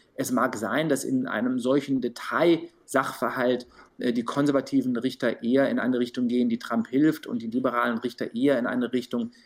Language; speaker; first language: German; native; German